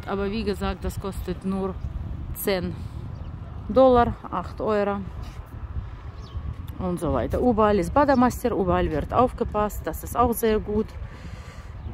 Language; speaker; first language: German; non-native, learner; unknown